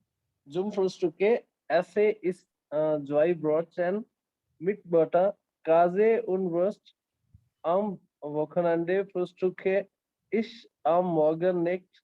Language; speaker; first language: German; non-native, learner; Hindi